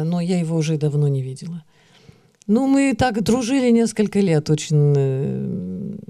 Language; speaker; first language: Russian; early bilingual, heritage; Russian